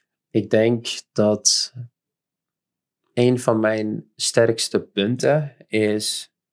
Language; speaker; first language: Dutch; non-native, fluent; Arabic